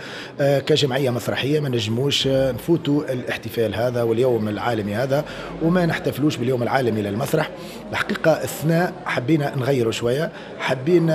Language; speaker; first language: Arabic; native; Arabic